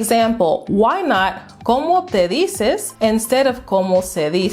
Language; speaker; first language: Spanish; non-native, fluent; English